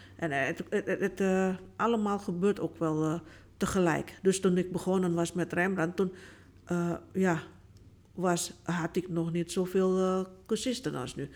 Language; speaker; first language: Dutch; non-native, fluent; Indonesian